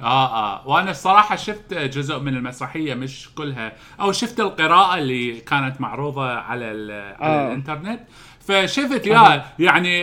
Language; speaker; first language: Arabic; native; Arabic